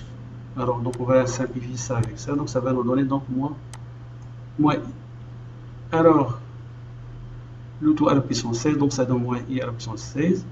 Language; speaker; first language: French; non-native, local second language; Arabic